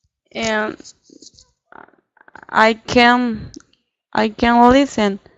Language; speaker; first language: English; non-native, learner; Spanish